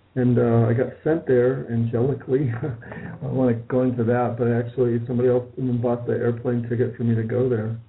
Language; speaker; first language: English; native; English